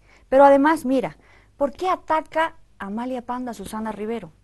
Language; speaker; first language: Spanish; native; Spanish